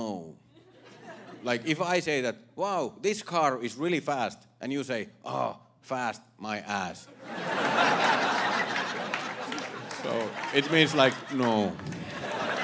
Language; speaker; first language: English; non-native, fluent; Finnish